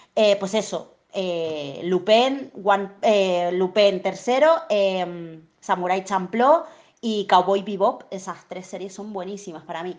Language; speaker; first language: Spanish; native; Spanish